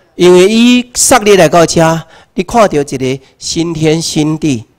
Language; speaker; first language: Chinese; native; Chinese